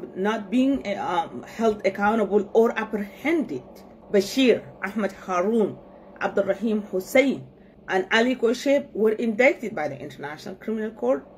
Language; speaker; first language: English; non-native, fluent; Arabic